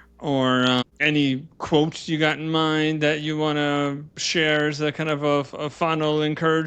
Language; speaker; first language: English; native; English